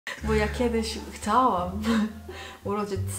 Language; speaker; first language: Polish; non-native, learner; Korean